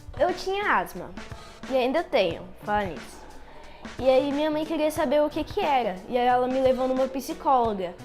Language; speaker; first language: Portuguese; native; Portuguese